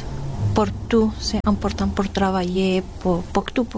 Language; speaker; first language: French; non-native, learner; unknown